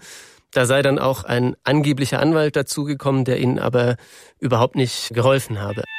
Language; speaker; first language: German; native; German